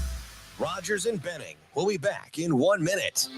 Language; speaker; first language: English; native; English